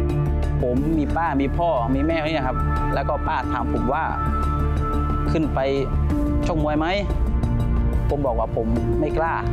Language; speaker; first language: Thai; native; Thai